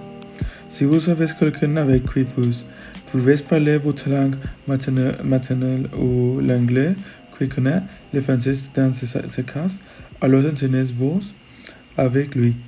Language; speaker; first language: French; non-native, learner; Spanish